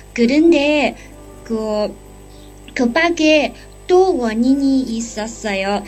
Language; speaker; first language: Korean; non-native, learner; Chinese